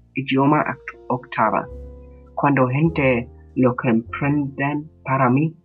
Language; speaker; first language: Spanish; non-native, learner; English